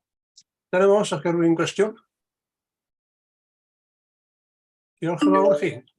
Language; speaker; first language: Welsh; native; Welsh